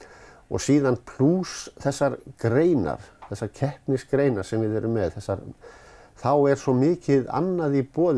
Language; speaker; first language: Icelandic; native; Icelandic